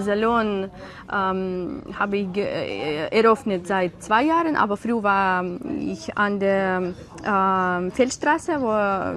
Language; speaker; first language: German; non-native, learner; Ukrainian